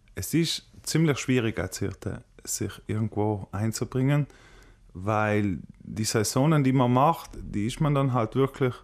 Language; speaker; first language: German; native; German